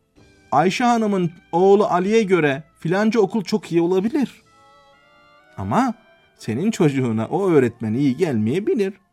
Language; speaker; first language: Turkish; native; Turkish